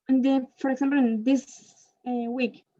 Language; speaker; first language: English; non-native, learner; Spanish